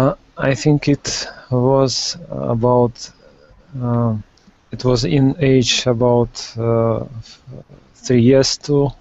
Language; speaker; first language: English; non-native, learner; Russian